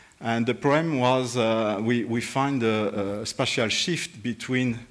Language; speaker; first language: English; non-native, fluent; French